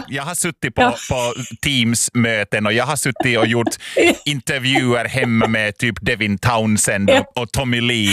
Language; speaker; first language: Swedish; native; Swedish